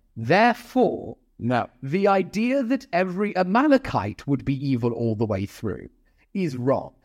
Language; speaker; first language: English; native; English